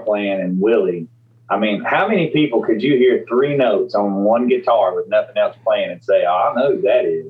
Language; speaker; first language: English; native; English